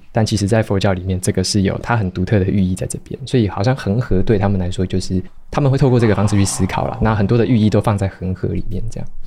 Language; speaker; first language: Chinese; native; Chinese